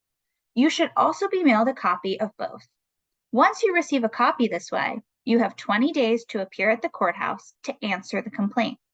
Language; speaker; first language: English; native; English